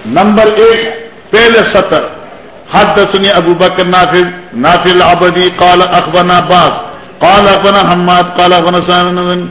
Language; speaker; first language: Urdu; non-native, local second language; Northern Hindko